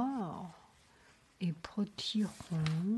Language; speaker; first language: French; non-native, learner; Chinese